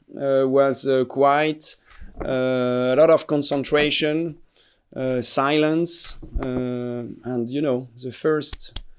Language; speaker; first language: English; non-native, fluent; French